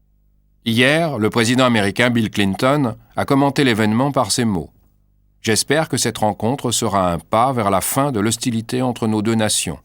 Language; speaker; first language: French; native; French